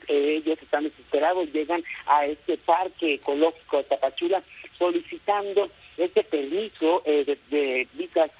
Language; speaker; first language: Spanish; native; Spanish